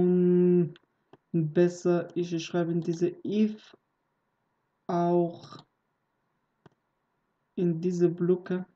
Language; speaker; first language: German; non-native, learner; Persian